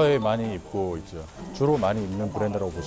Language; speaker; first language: Korean; native; Korean